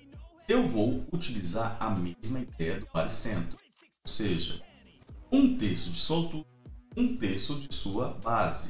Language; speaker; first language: Portuguese; native; Portuguese